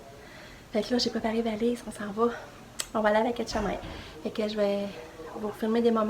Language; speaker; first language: French; native; French